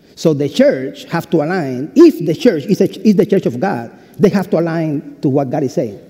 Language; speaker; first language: English; non-native, fluent; Spanish